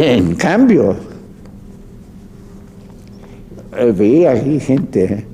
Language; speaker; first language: Spanish; non-native, fluent; German